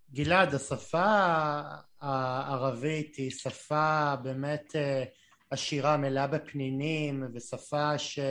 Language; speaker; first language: Hebrew; native; Hebrew